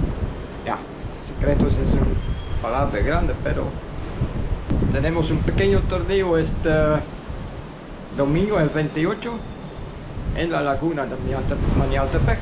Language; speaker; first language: Spanish; non-native, fluent; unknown